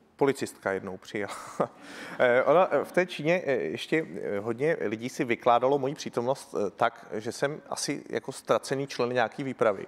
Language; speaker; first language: Czech; native; Czech